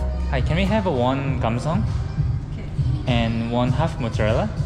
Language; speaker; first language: English; non-native, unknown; Korean